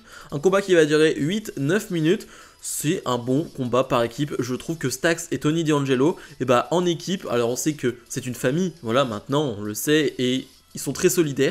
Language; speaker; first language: French; native; French